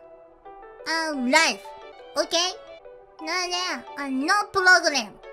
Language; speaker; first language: English; non-native, learner; Japanese